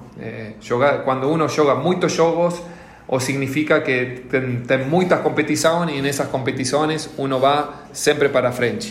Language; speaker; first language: Portuguese; non-native, learner; Spanish